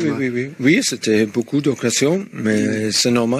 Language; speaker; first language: French; non-native, learner; Spanish